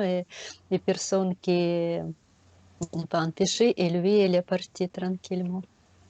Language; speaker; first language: French; non-native, fluent; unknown